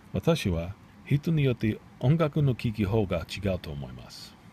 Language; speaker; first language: Japanese; non-native, learner; English